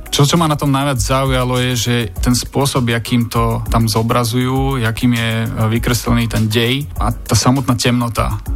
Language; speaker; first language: Slovak; native; Slovak